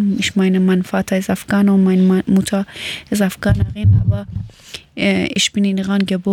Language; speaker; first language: German; early bilingual, other home language; Persian